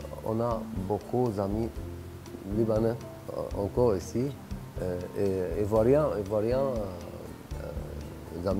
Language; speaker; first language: French; non-native, learner; Arabic